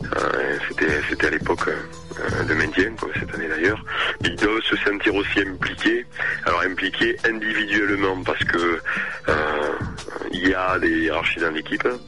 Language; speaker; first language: French; native; French